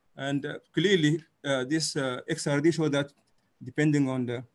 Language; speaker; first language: English; non-native, fluent; Arabic